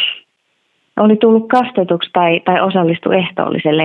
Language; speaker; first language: Finnish; native; Finnish